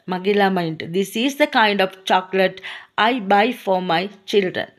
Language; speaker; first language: English; non-native, local second language; Sinhala